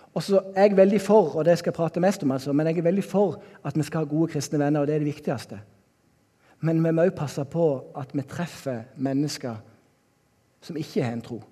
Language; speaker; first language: Norwegian; native; Norwegian